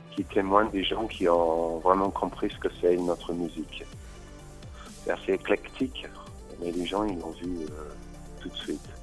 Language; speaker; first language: French; non-native, fluent; English